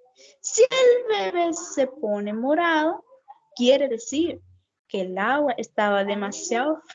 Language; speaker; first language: Spanish; non-native, learner; Portuguese